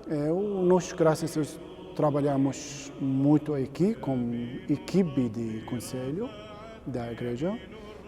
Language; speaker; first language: Portuguese; non-native, learner; Arabic